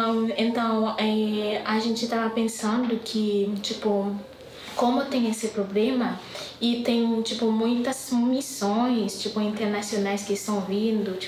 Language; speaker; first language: Portuguese; non-native, fluent; Haitian Creole